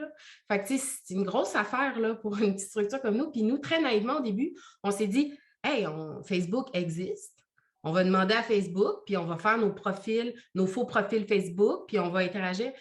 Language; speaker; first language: French; native; French